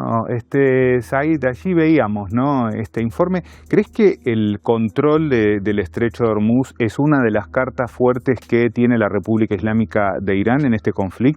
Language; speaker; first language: Spanish; native; Spanish